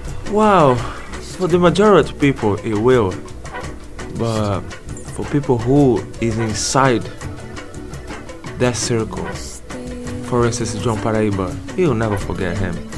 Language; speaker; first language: English; non-native, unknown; Portuguese